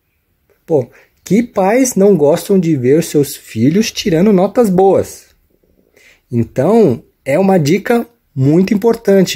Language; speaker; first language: Portuguese; native; Portuguese